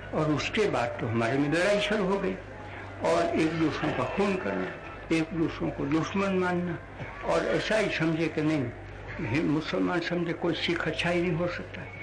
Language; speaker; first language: Hindi; non-native, local second language; Gujarati